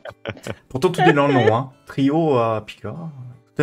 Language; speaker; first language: French; native; French